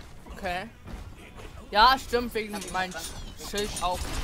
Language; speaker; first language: German; native; German